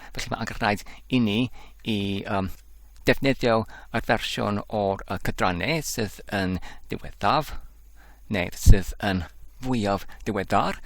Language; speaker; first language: Welsh; non-native, learner; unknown